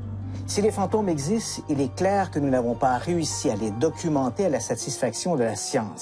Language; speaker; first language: French; native; French